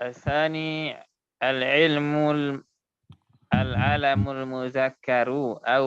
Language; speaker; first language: Arabic; non-native, learner; Indonesian